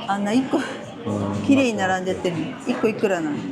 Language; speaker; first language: Japanese; native; Japanese